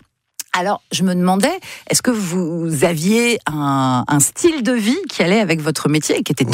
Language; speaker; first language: French; native; French